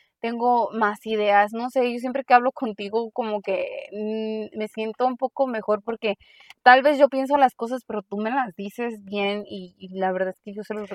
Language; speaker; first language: Spanish; early bilingual, heritage; Spanish